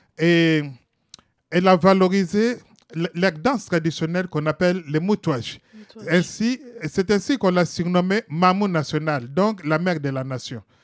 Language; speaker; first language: French; non-native, local second language; Lingala